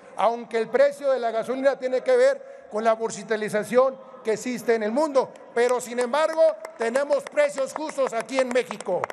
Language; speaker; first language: Spanish; native; Spanish